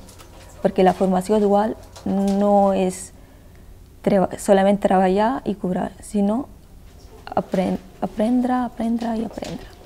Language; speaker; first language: Catalan; non-native, fluent; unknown